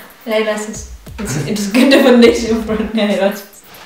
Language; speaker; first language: English; non-native, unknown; Spanish